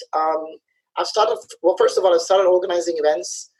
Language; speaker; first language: English; early bilingual, other home language; Somali